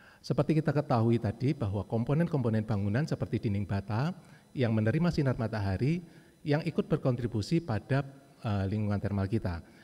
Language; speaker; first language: Indonesian; native; Indonesian